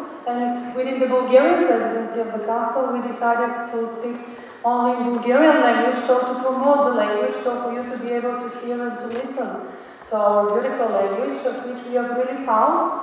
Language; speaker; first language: English; non-native, fluent; Bulgarian